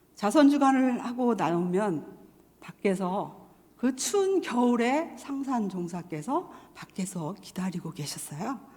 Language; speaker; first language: Korean; native; Korean